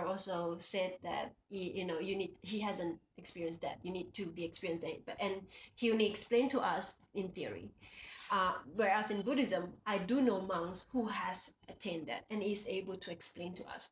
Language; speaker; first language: English; non-native, local second language; Indonesian